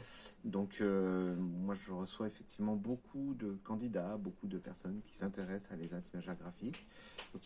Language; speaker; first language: French; native; French